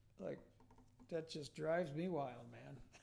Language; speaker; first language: English; native; English